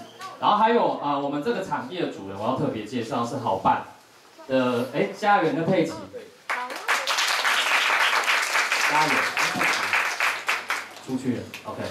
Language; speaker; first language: Chinese; native; Chinese